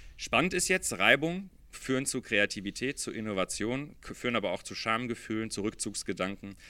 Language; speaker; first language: German; early bilingual, other home language; Arabic